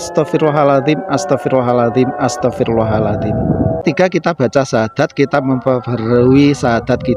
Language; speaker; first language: Indonesian; native; Indonesian